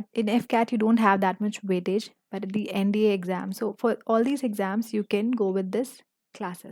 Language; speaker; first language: English; non-native, local second language; Hindi